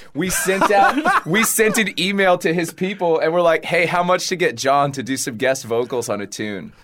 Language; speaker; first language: English; native; English